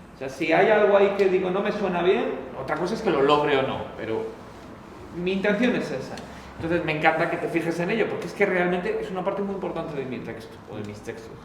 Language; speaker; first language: Spanish; native; Spanish